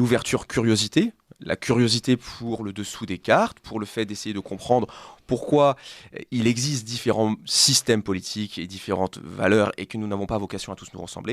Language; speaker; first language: French; native; French